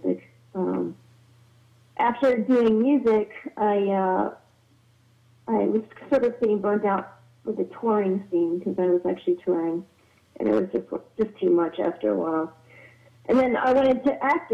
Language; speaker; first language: English; native; English